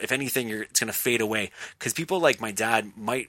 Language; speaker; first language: English; native; English